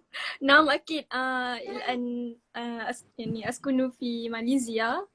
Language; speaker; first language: Arabic; non-native, learner; Malay